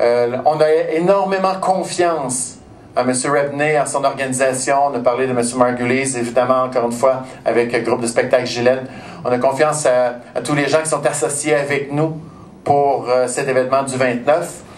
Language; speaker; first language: French; native; French